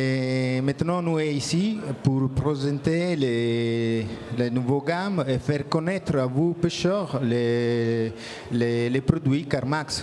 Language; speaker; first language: French; non-native, learner; Italian